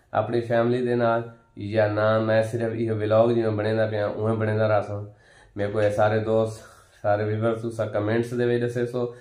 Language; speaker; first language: Punjabi; non-native, local second language; Saraiki